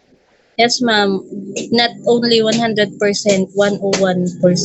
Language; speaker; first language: English; non-native, local second language; Filipino